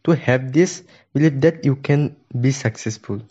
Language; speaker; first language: English; non-native, local second language; Assamese